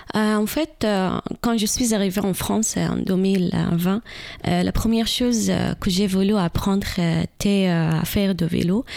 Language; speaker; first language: French; non-native, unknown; Arabic